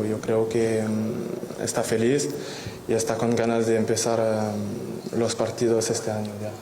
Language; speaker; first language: Spanish; non-native, fluent; French